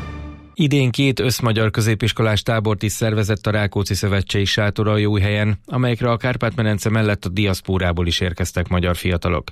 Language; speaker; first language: Hungarian; native; Hungarian